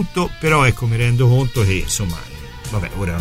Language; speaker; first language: Italian; native; Italian